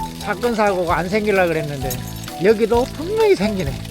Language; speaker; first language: Korean; native; Korean